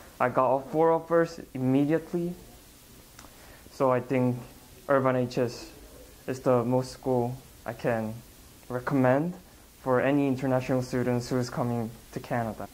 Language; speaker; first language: English; non-native, learner; Korean